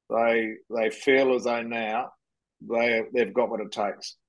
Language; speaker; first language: English; native; English